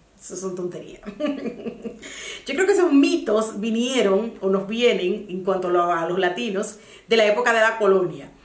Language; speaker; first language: Spanish; native; Spanish